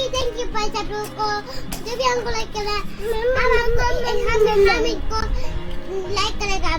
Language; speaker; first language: Hindi; non-native, local second language; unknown